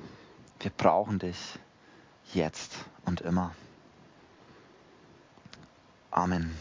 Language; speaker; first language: German; native; German